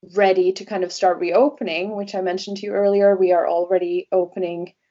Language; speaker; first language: English; non-native, fluent; Norwegian